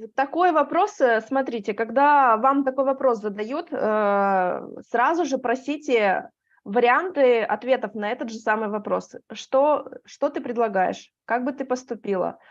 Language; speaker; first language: Russian; native; Russian